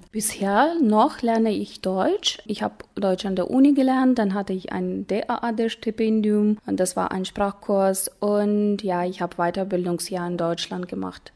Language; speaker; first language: German; non-native, fluent; Russian